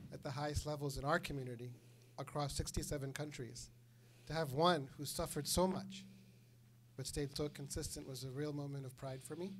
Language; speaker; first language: English; native; English